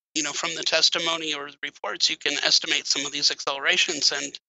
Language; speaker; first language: English; native; English